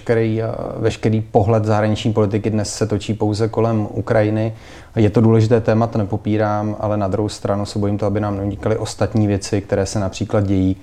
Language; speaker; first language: Czech; native; Czech